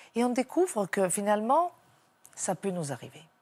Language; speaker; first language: French; non-native, fluent; Italian